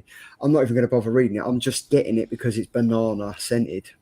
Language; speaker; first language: English; native; English